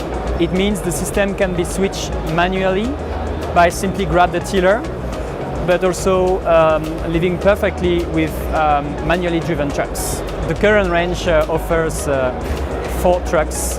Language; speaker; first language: English; non-native, fluent; French